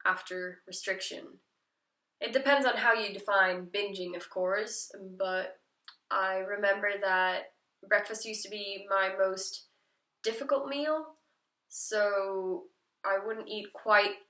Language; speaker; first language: English; non-native, fluent; Dutch